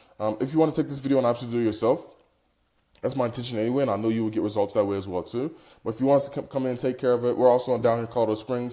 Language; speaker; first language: English; native; English